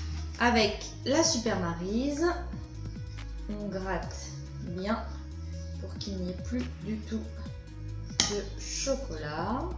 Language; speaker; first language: French; native; French